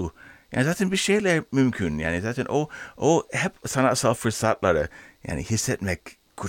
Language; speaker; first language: Turkish; non-native, learner; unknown